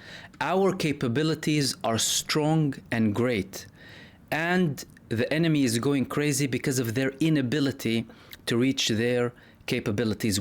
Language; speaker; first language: English; non-native, fluent; Arabic